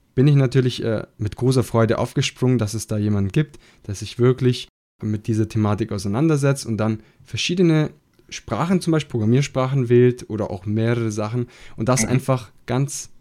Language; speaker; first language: German; non-native, fluent; Italian